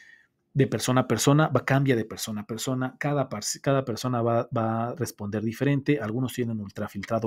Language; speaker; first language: Spanish; native; Spanish